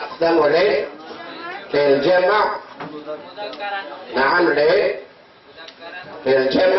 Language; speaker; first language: Arabic; non-native, fluent; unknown